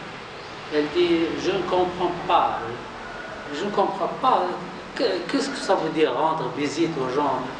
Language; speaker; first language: French; non-native, local second language; Arabic